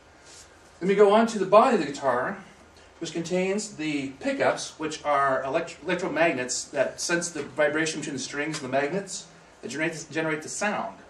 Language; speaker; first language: English; native; English